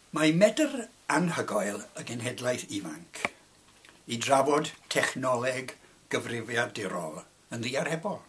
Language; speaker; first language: Welsh; non-native, local second language; English